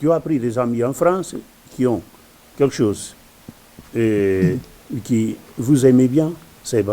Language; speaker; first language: French; non-native, learner; Portuguese